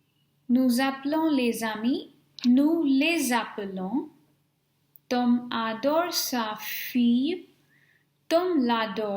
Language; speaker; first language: French; non-native, fluent; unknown